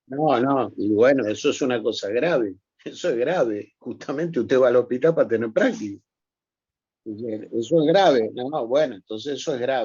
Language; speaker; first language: Spanish; native; Spanish